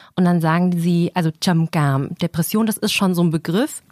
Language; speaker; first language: German; native; German